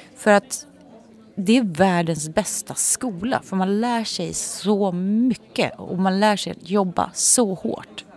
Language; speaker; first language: Swedish; native; Swedish